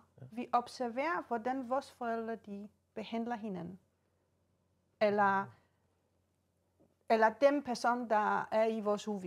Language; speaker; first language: Danish; non-native, fluent; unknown